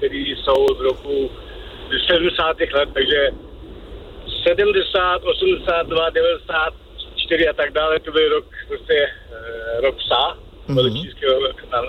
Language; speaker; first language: Czech; non-native, fluent; Persian